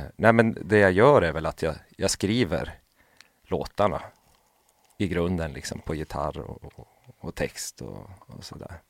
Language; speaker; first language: Swedish; native; Swedish